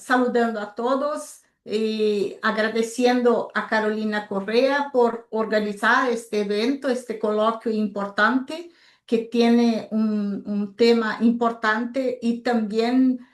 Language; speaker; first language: Spanish; non-native, local second language; Portuguese